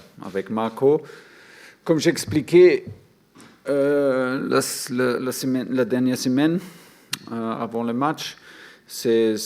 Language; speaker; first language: French; non-native, fluent; German